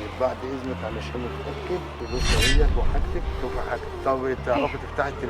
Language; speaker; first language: Arabic; native; Arabic